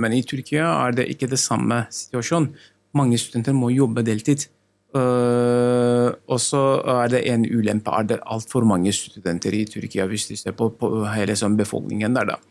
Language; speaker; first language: Norwegian; non-native, learner; Turkish